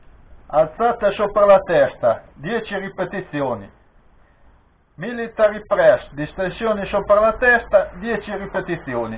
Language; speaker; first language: Italian; native; Italian